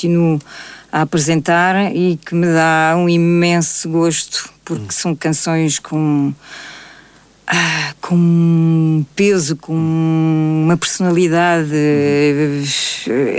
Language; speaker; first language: Portuguese; native; Portuguese